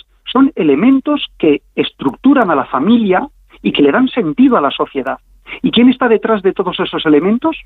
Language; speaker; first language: Spanish; native; Spanish